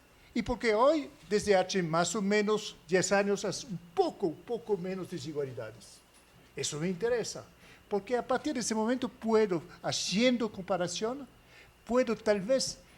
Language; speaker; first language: Spanish; non-native, fluent; French